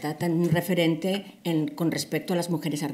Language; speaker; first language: Spanish; native; Spanish